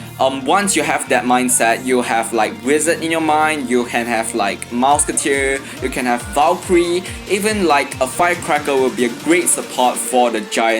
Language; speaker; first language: English; non-native, fluent; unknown